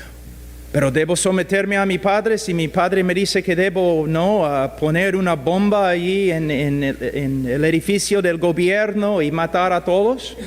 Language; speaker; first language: Spanish; non-native, fluent; English